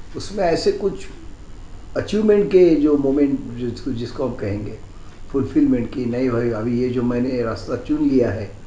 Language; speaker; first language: Hindi; non-native, local second language; Marathi